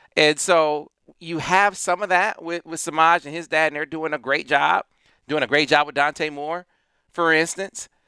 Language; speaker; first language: English; native; English